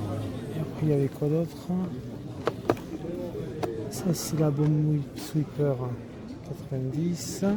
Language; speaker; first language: French; native; French